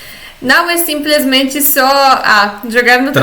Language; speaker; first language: Portuguese; non-native, fluent; Polish